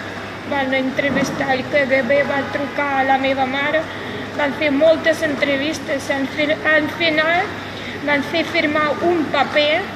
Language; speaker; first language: Catalan; non-native, fluent; Russian